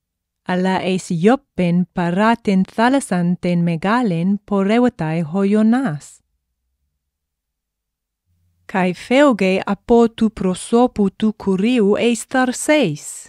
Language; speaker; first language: Greek; non-native, fluent; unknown